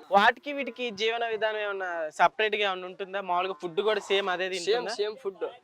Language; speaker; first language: Telugu; non-native, local second language; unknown